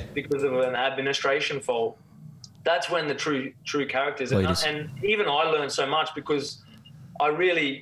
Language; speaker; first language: English; native; English